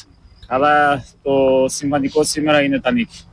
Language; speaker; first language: Greek; non-native, learner; Portuguese